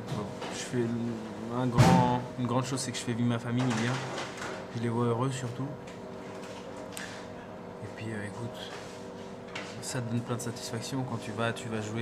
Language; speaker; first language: French; native; French